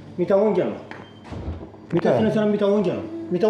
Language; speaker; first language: Finnish; non-native, learner; Turkish